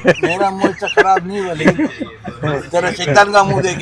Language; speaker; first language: Hindi; non-native, local second language; Malayalam